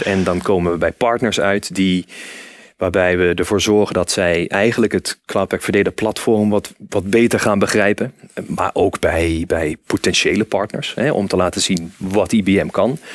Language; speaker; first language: Dutch; native; Dutch